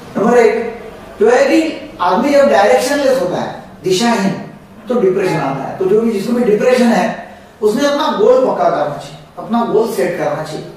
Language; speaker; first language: Hindi; non-native, local second language; Marathi